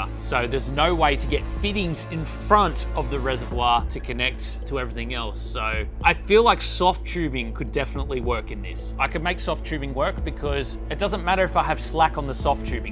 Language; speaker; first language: English; native; English